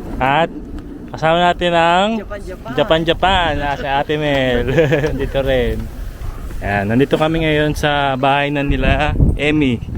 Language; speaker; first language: Filipino; native; Filipino